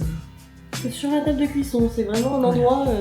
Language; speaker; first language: French; native; French